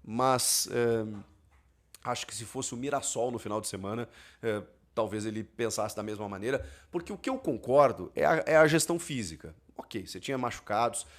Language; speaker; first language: Portuguese; native; Portuguese